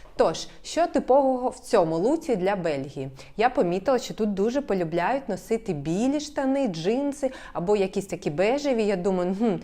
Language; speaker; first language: Ukrainian; native; Ukrainian